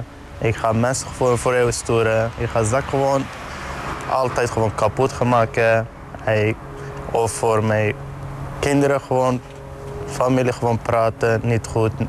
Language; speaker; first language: Dutch; non-native, learner; Arabic